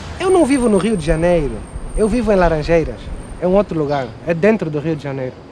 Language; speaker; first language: Portuguese; native; Portuguese